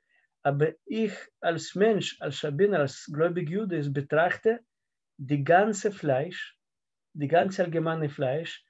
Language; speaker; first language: German; non-native, fluent; Russian